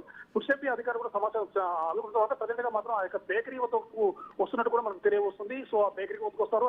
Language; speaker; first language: Telugu; native; Telugu